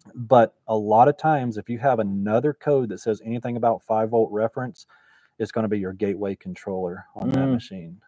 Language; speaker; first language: English; native; English